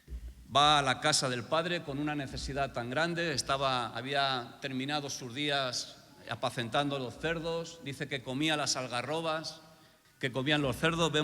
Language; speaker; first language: Spanish; native; Spanish